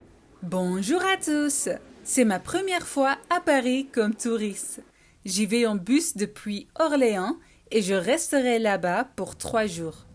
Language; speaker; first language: French; non-native, learner; Dutch